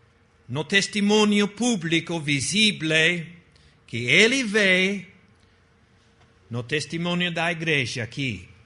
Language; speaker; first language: Portuguese; non-native, fluent; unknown